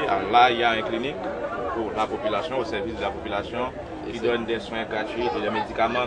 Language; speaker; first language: French; non-native, local second language; Haitian Creole